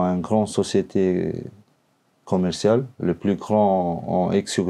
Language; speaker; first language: French; non-native, learner; Albanian